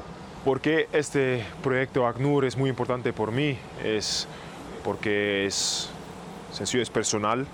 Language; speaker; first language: Spanish; non-native, learner; German